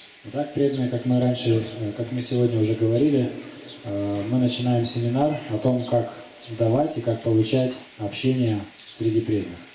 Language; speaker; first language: Russian; native; Russian